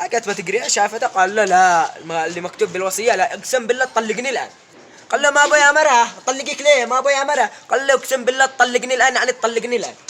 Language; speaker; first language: Arabic; native; Arabic